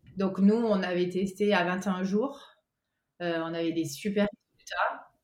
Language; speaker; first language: French; native; French